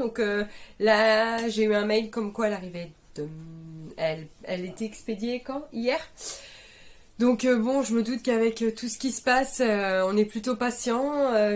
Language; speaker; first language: French; native; French